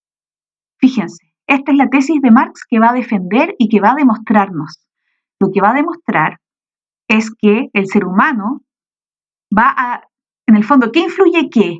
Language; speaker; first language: Spanish; native; Spanish